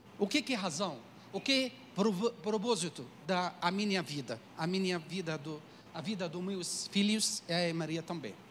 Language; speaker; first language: Portuguese; non-native, learner; Arabic